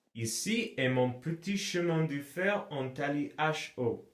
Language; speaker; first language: French; non-native, learner; English